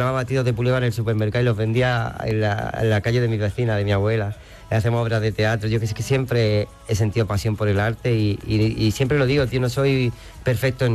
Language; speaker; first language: Spanish; native; Spanish